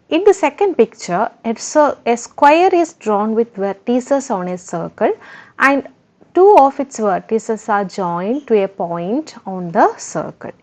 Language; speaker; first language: English; non-native, local second language; Malayalam